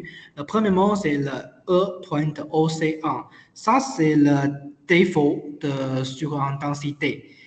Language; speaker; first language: French; non-native, learner; Chinese